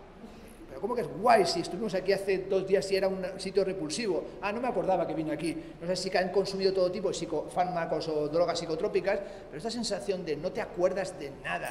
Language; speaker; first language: Spanish; native; Spanish